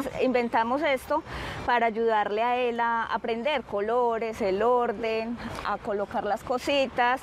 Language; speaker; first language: Spanish; native; Spanish